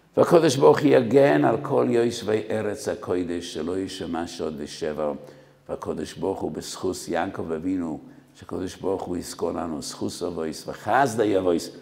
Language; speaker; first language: Hebrew; non-native, fluent; Yiddish